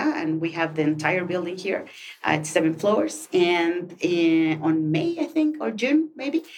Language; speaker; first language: English; non-native, fluent; Spanish